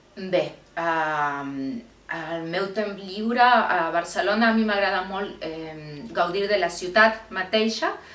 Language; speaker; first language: Catalan; non-native, fluent; Spanish